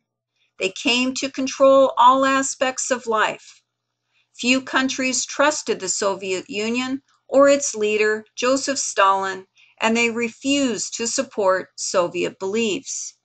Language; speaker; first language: English; native; English